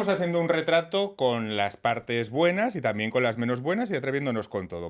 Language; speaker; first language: Spanish; native; Spanish